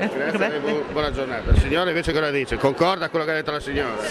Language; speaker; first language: Italian; native; Italian